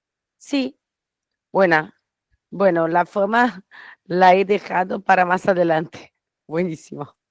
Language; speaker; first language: Spanish; non-native, fluent; Portuguese